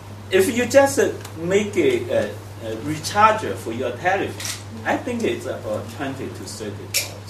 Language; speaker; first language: English; non-native, fluent; Chinese